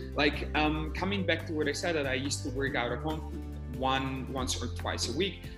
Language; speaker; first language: English; non-native, fluent; Slovak